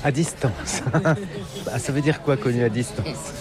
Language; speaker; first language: French; native; French